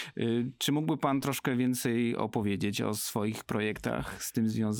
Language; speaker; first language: Polish; native; Polish